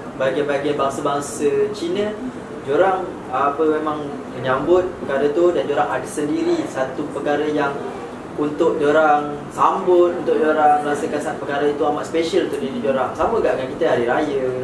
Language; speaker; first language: Malay; native; Malay